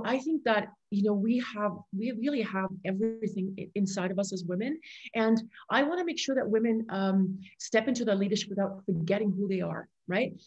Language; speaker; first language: English; non-native, fluent; German